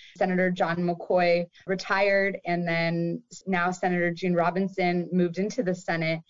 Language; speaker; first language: English; native; English